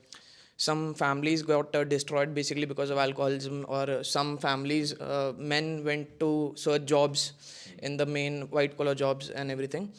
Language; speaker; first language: English; non-native, local second language; Hindi